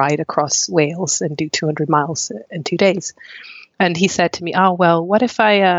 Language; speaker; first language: English; non-native, local second language; Nyanja